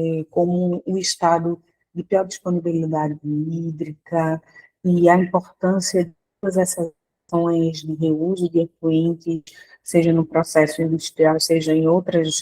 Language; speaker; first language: Portuguese; native; Portuguese